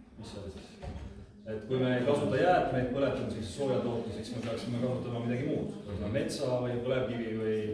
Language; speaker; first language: Estonian; native; Estonian